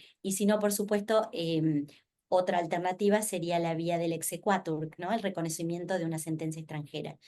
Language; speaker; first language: Spanish; native; Spanish